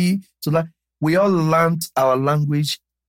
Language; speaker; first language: English; non-native, local second language; Yoruba